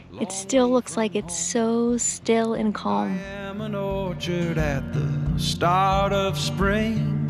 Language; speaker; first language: English; native; English